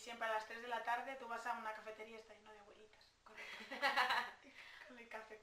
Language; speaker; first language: Spanish; native; Spanish